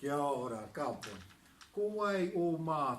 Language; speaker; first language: Māori; non-native, fluent; English